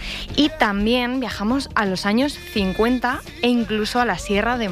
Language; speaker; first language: Spanish; native; Spanish